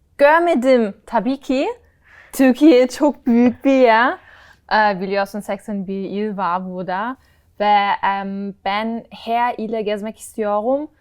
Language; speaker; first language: Turkish; non-native, learner; German